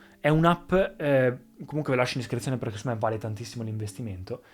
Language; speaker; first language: Italian; native; Italian